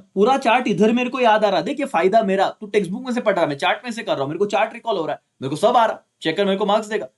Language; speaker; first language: Hindi; non-native, local second language; Marathi